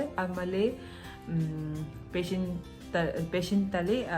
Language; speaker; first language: Kannada; non-native, local second language; Tibetan